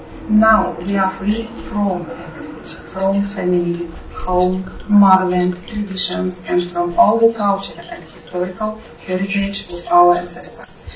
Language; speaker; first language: English; non-native, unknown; Russian